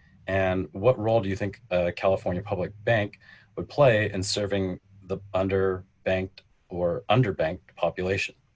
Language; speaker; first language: English; native; English